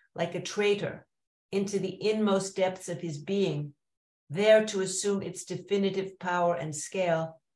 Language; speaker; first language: English; native; English